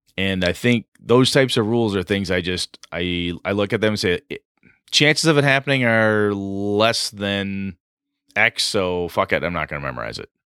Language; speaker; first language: English; native; English